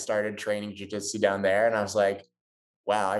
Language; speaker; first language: English; native; English